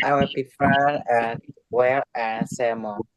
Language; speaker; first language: English; non-native, learner; Burmese